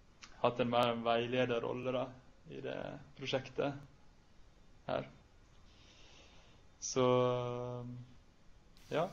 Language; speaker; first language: Norwegian; native; Norwegian